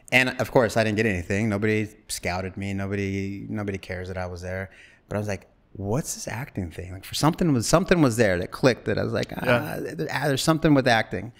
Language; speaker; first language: English; native; English